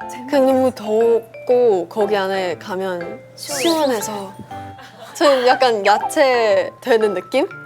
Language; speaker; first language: Korean; early bilingual, heritage; English